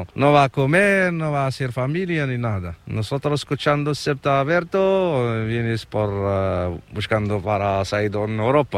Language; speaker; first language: Spanish; non-native, learner; Arabic